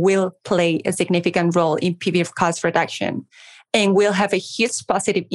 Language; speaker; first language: English; non-native, fluent; Spanish